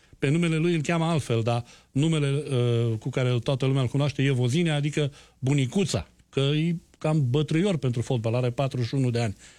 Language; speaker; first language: Romanian; native; Romanian